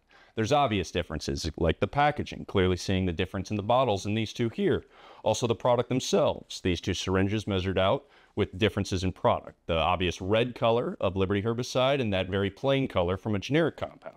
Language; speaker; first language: English; native; English